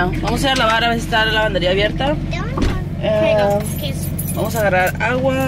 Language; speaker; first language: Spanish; early bilingual, heritage; Spanish